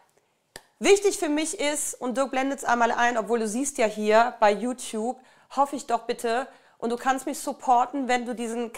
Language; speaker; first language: German; native; German